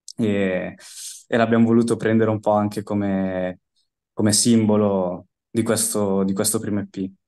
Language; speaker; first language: Italian; native; Italian